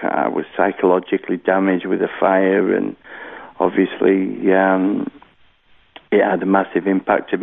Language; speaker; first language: English; native; English